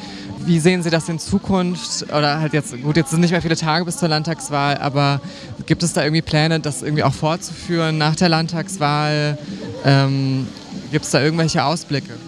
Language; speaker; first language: German; native; German